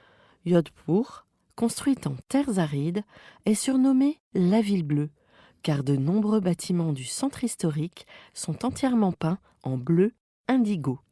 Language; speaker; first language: French; native; French